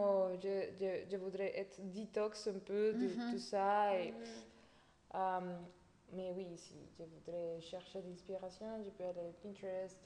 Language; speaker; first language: French; non-native, fluent; Spanish